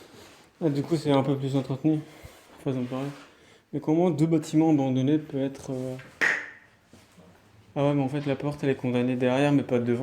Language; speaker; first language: French; native; French